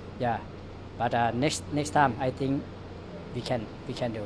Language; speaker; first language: English; non-native, learner; Lao